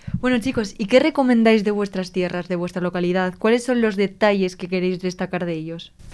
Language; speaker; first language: Spanish; native; Spanish